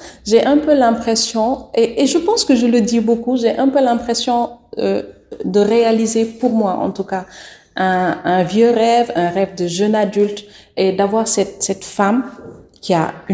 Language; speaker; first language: French; non-native, local second language; Wolof